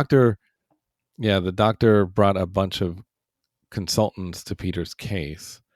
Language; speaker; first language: English; native; English